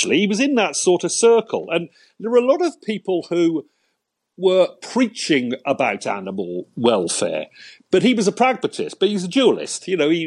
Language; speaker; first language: English; native; English